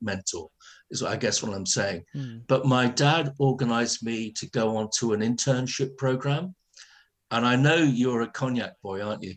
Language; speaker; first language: English; native; English